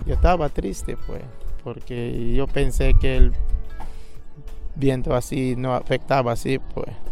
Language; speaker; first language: Spanish; non-native, local second language; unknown